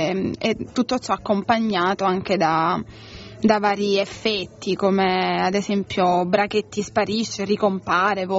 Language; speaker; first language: Italian; native; Italian